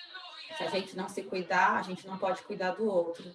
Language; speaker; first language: Portuguese; native; Portuguese